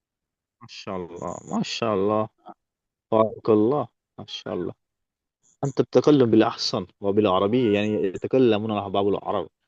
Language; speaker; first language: Arabic; non-native, learner; Urdu